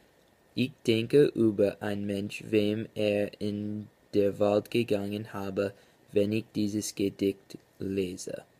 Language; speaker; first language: German; non-native, learner; English